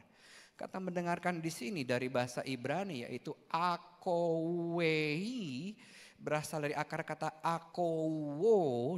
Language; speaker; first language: Indonesian; native; Indonesian